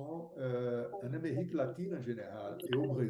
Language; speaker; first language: French; non-native, fluent; Portuguese